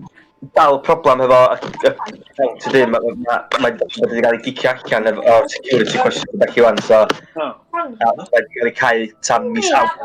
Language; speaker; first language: Welsh; native; Welsh